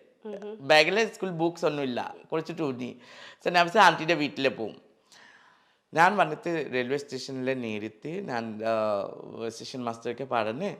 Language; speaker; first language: Malayalam; non-native, local second language; Assamese